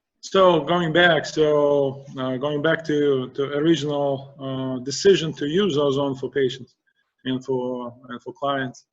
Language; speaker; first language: English; non-native, fluent; Russian